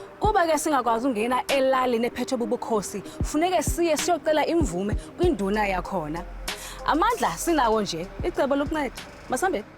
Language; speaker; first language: Zulu; non-native, local second language; Xhosa